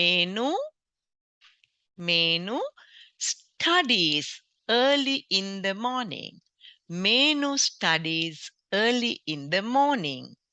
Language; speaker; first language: English; non-native, local second language; Sinhala